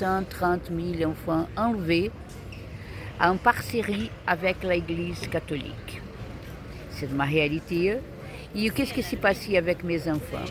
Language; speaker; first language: French; non-native, fluent; Portuguese